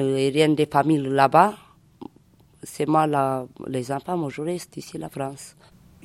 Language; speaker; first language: French; non-native, learner; Romanian